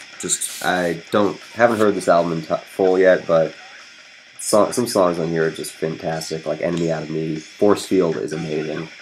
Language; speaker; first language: English; native; English